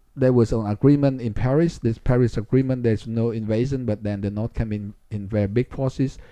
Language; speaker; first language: English; non-native, fluent; Vietnamese